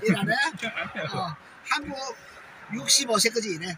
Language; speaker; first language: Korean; non-native, learner; Nepali